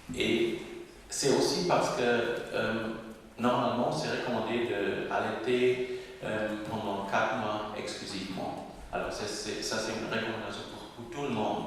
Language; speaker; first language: French; non-native, local second language; German